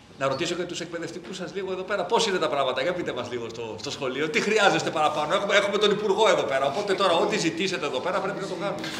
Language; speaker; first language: Greek; native; Greek